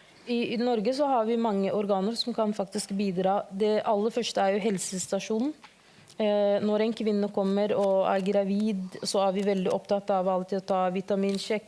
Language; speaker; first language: Norwegian; early bilingual, other home language; Somali